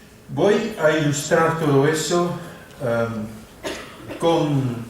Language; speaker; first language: Spanish; non-native, fluent; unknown